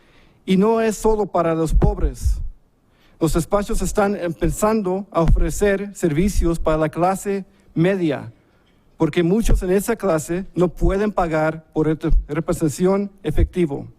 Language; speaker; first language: Spanish; early bilingual, heritage; English